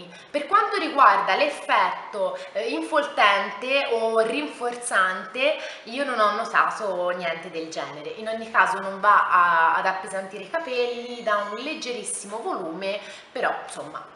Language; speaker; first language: Italian; native; Italian